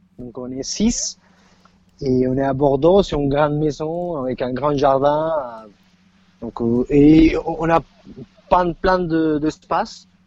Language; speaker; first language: French; non-native, fluent; Spanish